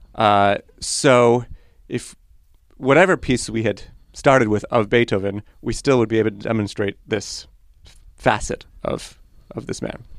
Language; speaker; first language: English; early bilingual, other home language; Polish